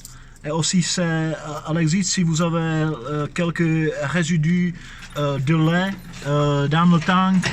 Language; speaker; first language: French; non-native, fluent; Czech